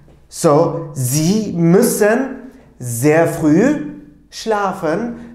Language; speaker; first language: German; non-native, fluent; Turkish